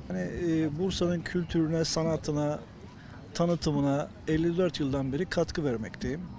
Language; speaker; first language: Turkish; native; Turkish